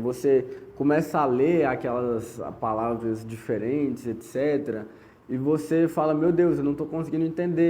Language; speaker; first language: Portuguese; native; Portuguese